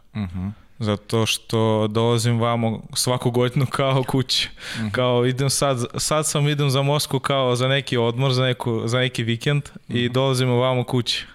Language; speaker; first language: Serbian; non-native, learner; Russian